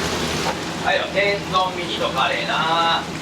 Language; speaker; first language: Japanese; native; Japanese